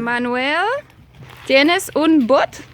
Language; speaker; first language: Spanish; non-native, learner; Dutch